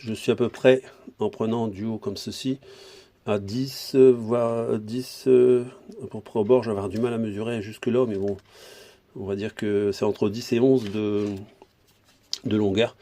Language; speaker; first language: French; native; French